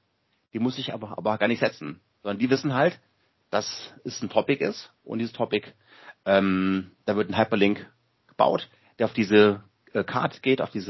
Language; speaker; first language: German; native; German